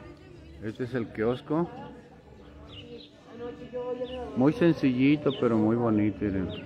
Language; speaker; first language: Spanish; native; Spanish